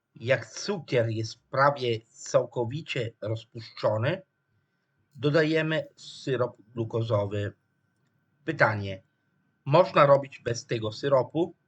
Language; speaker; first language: Polish; non-native, fluent; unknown